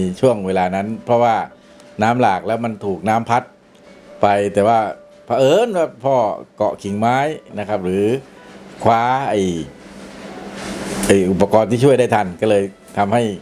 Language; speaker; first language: Thai; native; Thai